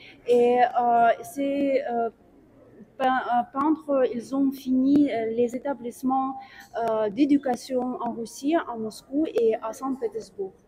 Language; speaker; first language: French; non-native, fluent; Russian